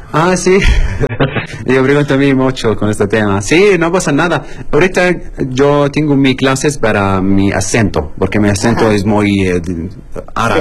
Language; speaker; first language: Spanish; non-native, learner; Arabic